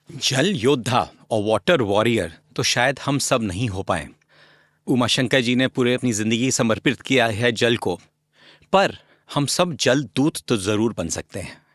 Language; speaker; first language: Hindi; native; Hindi